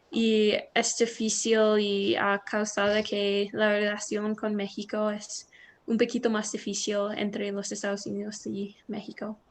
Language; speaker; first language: Spanish; non-native, learner; English